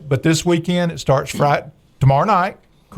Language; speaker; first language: English; native; English